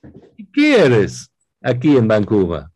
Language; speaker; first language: Spanish; non-native, fluent; English